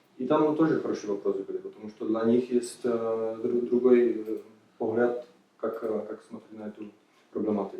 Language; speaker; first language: Russian; non-native, learner; Czech